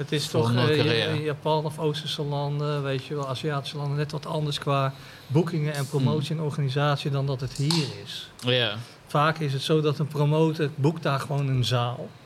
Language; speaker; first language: Dutch; native; Dutch